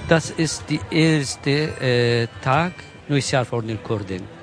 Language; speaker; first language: German; non-native, learner; Kurdish